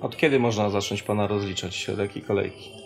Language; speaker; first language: Polish; native; Polish